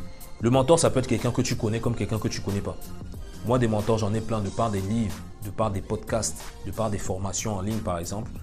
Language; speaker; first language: French; native; French